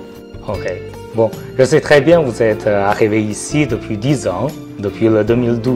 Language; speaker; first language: French; non-native, fluent; Chinese